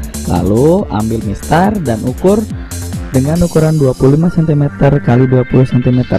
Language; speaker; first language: Indonesian; native; Indonesian